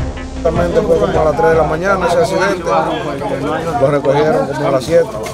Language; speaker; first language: Spanish; native; Spanish